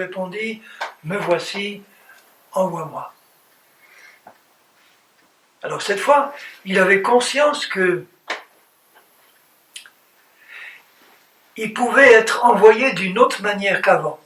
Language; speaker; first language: French; native; French